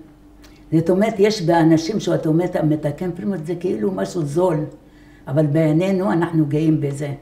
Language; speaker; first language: Hebrew; non-native, fluent; Arabic